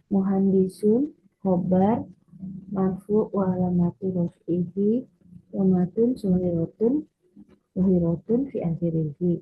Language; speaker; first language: Arabic; non-native, learner; Indonesian